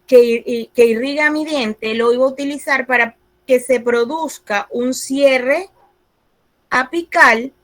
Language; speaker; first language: Spanish; native; Spanish